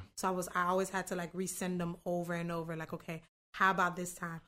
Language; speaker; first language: English; native; English